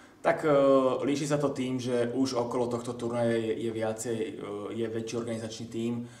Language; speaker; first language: Slovak; native; Slovak